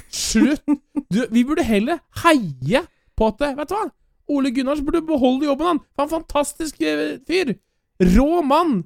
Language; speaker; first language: Norwegian; native; Norwegian